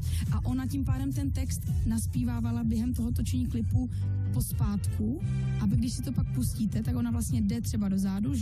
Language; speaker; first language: Czech; non-native, local second language; Polish